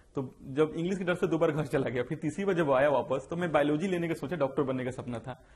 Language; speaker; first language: Hindi; native; Hindi